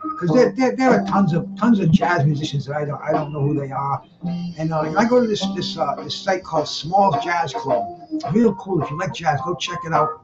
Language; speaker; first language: English; native; English